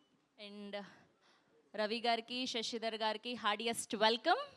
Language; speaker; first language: Telugu; native; Telugu